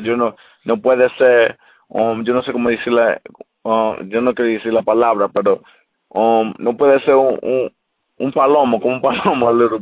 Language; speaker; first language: Spanish; early bilingual, heritage; English